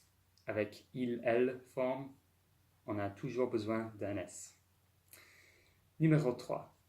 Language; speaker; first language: French; non-native, fluent; English